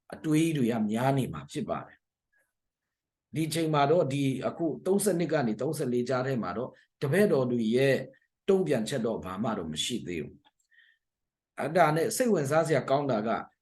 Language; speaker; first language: Burmese; non-native, local second language; Tedim Chin